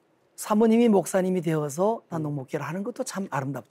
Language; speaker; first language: Korean; native; Korean